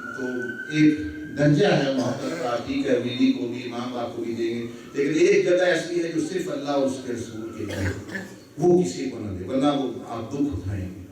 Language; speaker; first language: Urdu; non-native, local second language; Punjabi